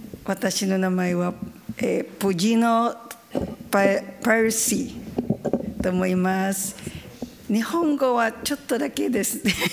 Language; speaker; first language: Japanese; non-native, learner; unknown